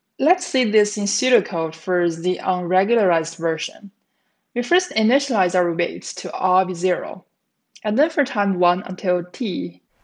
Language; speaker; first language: English; native; English